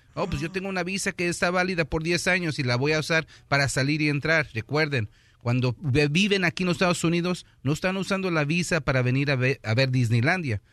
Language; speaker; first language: Spanish; early bilingual, heritage; Spanish